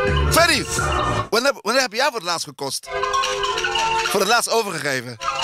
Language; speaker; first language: Dutch; native; Dutch